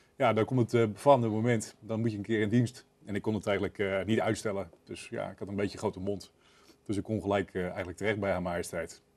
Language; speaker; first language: Dutch; native; Dutch